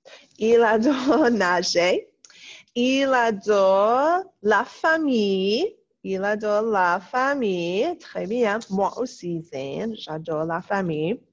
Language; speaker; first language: French; non-native, fluent; English